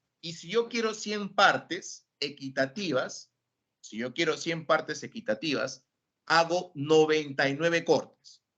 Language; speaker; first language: Spanish; native; Spanish